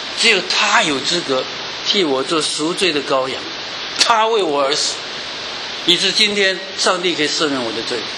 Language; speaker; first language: Chinese; native; Chinese